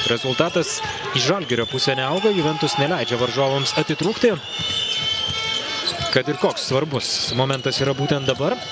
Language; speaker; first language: Lithuanian; native; Lithuanian